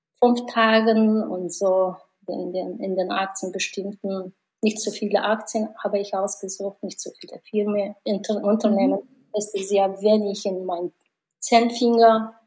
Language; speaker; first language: German; non-native, learner; Mongolian